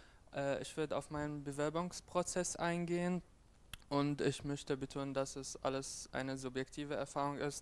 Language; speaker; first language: German; non-native, fluent; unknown